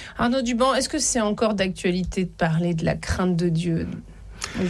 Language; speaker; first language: French; native; French